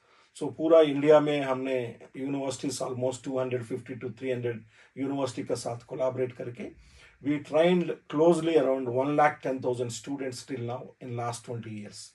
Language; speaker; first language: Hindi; non-native, learner; Telugu